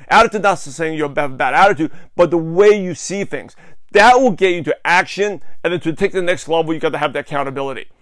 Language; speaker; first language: English; native; English